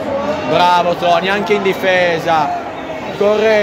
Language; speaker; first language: Italian; native; Italian